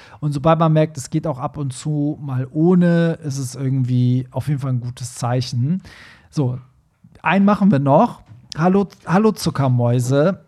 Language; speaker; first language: German; early bilingual, other home language; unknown